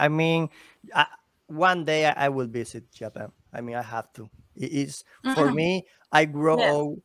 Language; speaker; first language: English; non-native, learner; Spanish